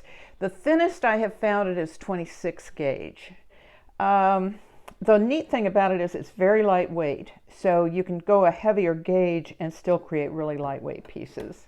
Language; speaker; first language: English; native; English